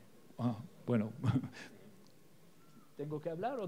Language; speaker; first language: Spanish; non-native, learner; French